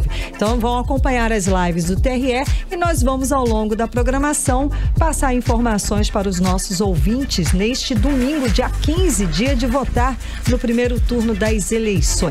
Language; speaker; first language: Portuguese; native; Portuguese